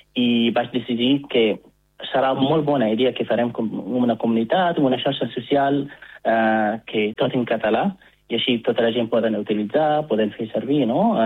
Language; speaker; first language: Catalan; non-native, learner; Arabic